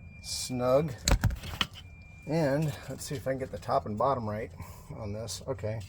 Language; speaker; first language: English; native; English